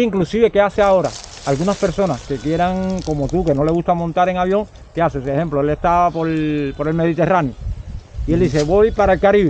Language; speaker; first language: Spanish; native; Spanish